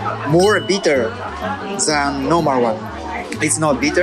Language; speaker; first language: English; non-native, learner; Japanese